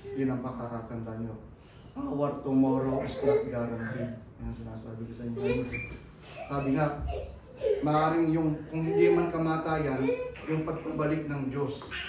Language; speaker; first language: Filipino; native; Filipino